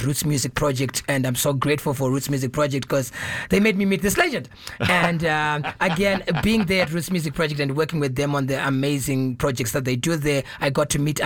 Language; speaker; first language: English; non-native, local second language; Shona